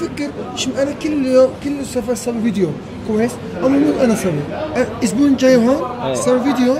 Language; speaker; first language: Arabic; early bilingual, heritage; Turkish